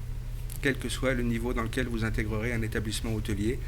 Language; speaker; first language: French; native; French